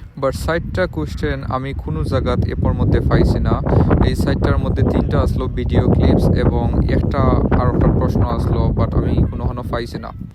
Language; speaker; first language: Bangla; non-native, local second language; Sylheti